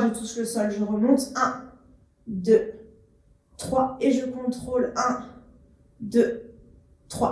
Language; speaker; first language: French; native; French